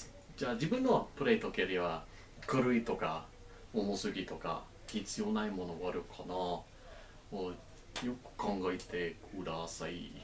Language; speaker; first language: Japanese; non-native, learner; English